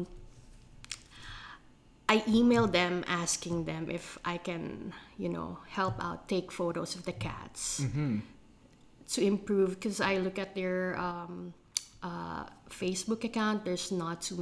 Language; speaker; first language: English; non-native, local second language; Filipino